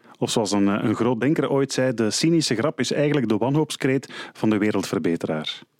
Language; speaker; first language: Dutch; native; Dutch